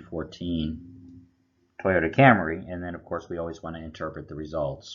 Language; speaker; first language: English; native; English